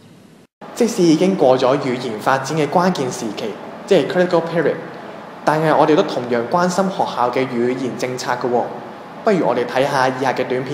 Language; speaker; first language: Chinese; non-native, local second language; Cantonese